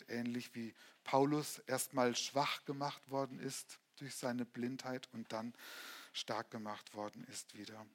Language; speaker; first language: German; native; German